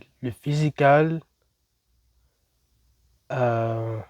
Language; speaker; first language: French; non-native, learner; English